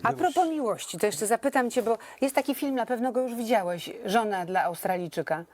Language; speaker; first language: Polish; native; Polish